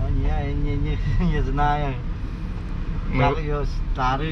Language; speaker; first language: Russian; non-native, learner; Vietnamese